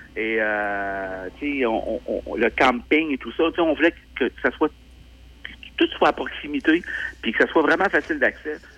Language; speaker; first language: French; native; French